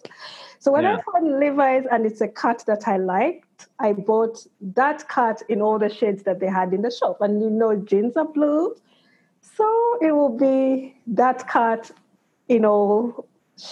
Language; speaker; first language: English; non-native, local second language; Ganda